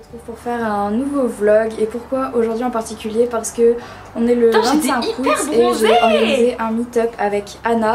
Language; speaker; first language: French; native; French